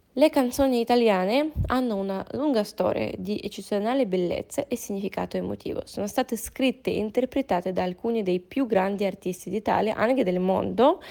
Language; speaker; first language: Italian; non-native, fluent; Russian